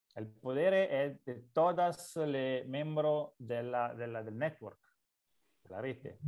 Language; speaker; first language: Spanish; non-native, learner; Italian